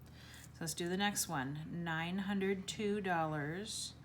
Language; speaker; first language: English; native; English